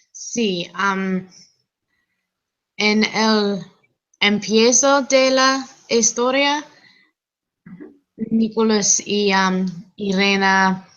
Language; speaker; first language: Spanish; non-native, learner; English